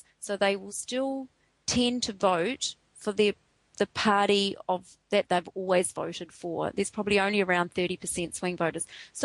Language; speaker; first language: English; native; English